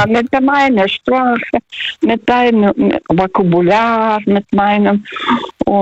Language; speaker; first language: German; non-native, fluent; Russian